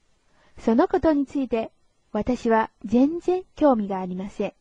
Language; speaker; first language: Japanese; non-native, fluent; Chinese